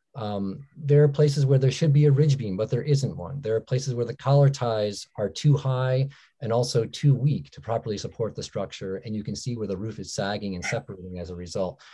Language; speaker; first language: English; native; English